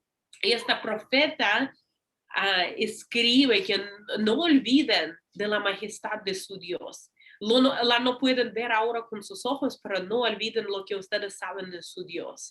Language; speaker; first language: Spanish; non-native, learner; English